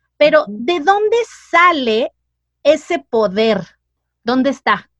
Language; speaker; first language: Spanish; native; Spanish